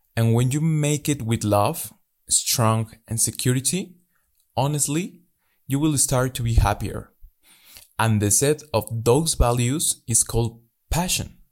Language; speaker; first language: English; non-native, learner; Spanish